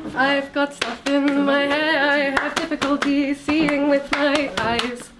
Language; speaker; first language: English; non-native, fluent; Dutch